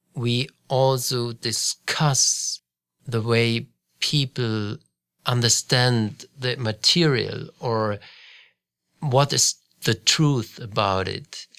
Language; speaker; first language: English; non-native, fluent; German